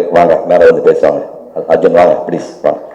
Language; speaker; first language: Tamil; native; Tamil